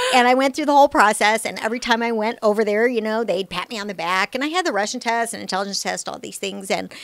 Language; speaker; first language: English; native; English